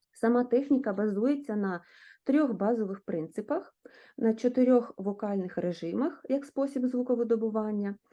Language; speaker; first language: Ukrainian; native; Ukrainian